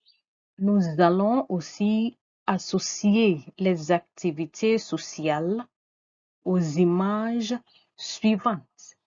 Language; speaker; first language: French; non-native, fluent; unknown